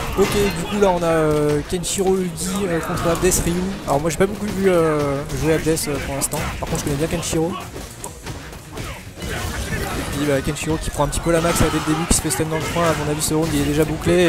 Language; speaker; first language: French; native; French